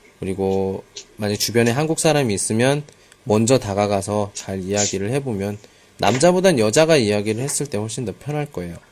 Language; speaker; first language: Korean; native; Korean